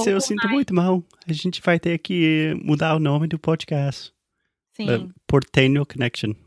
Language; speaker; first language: Portuguese; non-native, fluent; English